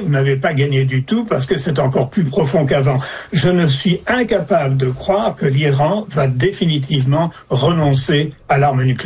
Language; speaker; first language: French; native; French